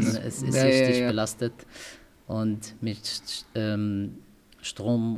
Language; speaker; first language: German; non-native, learner; Arabic